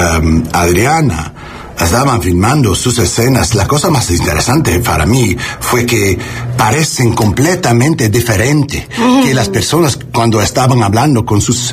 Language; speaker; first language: Spanish; non-native, learner; English